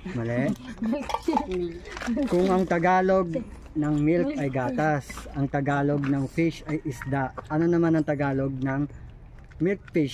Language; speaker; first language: Filipino; native; Filipino